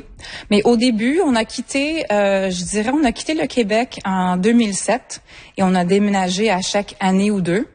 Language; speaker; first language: French; native; French